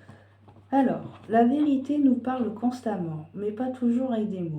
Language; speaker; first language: French; native; French